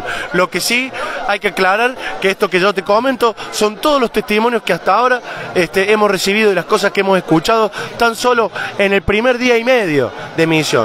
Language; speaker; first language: Spanish; native; Spanish